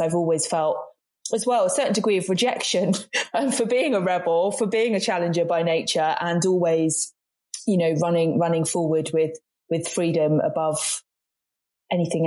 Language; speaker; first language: English; native; English